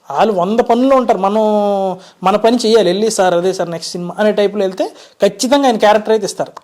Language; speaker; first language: Telugu; native; Telugu